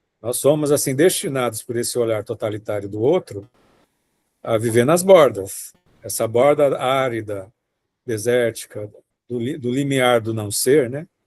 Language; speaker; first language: Portuguese; native; Portuguese